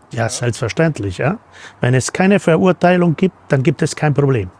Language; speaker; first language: German; non-native, fluent; Spanish